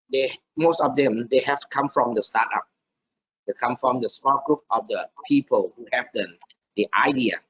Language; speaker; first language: English; non-native, learner; Thai